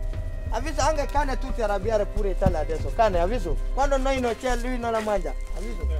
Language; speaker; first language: Italian; non-native, learner; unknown